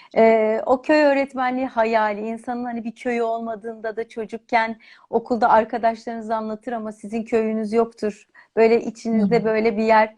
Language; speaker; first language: Turkish; native; Turkish